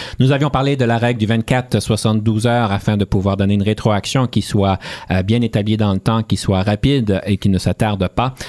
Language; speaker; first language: French; native; French